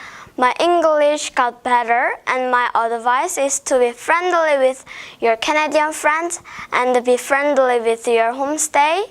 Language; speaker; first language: English; non-native, learner; Korean